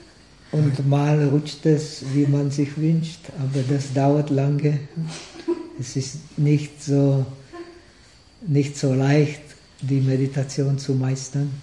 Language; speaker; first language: German; non-native, fluent; Czech